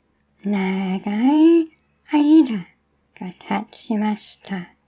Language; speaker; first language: Japanese; non-native, learner; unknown